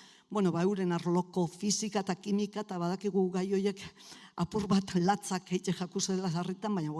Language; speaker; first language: Basque; native; Basque